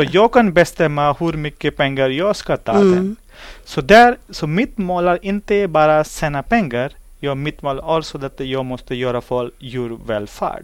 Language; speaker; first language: Swedish; non-native, learner; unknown